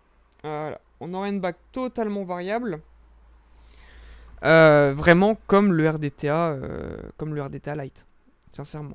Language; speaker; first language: French; native; French